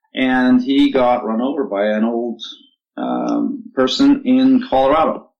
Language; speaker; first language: English; non-native, fluent; Turkish